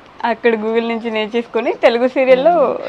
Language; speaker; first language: Telugu; native; Telugu